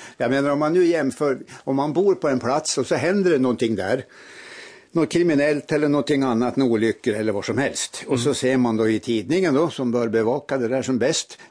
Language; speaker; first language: Swedish; native; Swedish